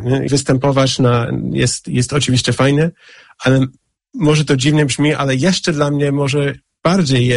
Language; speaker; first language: Polish; non-native, fluent; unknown